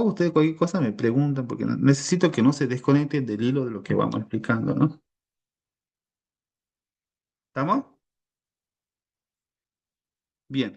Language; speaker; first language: Spanish; native; Spanish